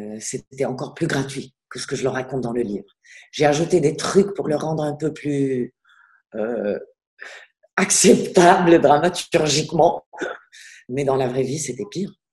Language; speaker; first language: French; non-native, local second language; Arabic